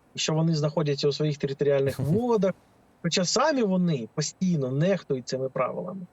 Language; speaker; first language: Ukrainian; native; Ukrainian